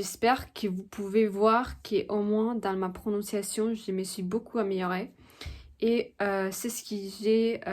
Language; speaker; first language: French; non-native, fluent; Spanish